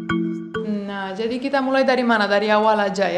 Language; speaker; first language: Indonesian; non-native, fluent; Romanian